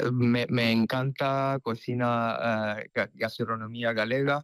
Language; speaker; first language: Spanish; non-native, fluent; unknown